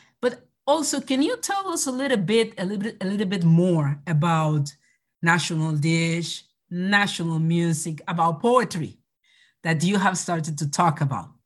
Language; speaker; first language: English; non-native, local second language; Spanish